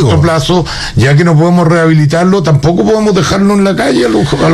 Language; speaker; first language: Spanish; native; Spanish